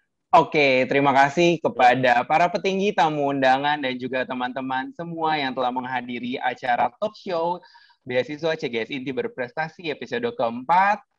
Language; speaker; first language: Indonesian; native; Indonesian